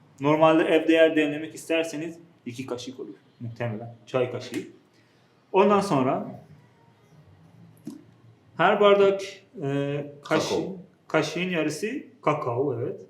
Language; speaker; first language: Turkish; non-native, fluent; Persian